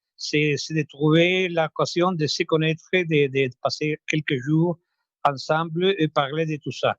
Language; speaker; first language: French; non-native, fluent; Spanish